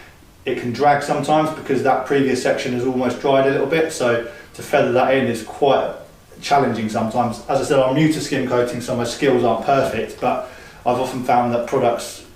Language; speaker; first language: English; native; English